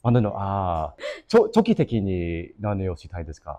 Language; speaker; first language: Japanese; non-native, learner; English